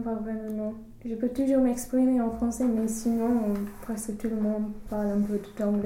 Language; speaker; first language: French; non-native, fluent; English